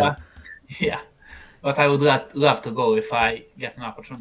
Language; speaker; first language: English; non-native, fluent; Serbian